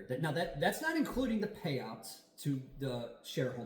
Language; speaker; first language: English; native; English